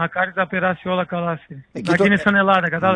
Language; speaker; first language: Greek; non-native, learner; Portuguese